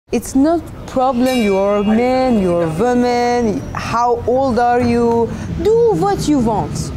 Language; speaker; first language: English; non-native, learner; Persian